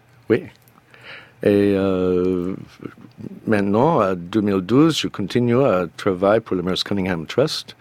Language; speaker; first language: French; non-native, learner; English